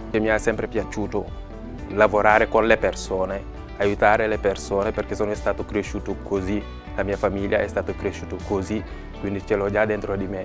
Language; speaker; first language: Italian; non-native, fluent; Wolof